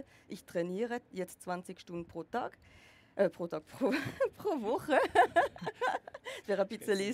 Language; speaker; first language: German; non-native, local second language; French